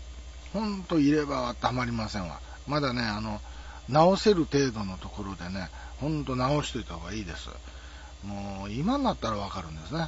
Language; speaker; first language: Japanese; native; Japanese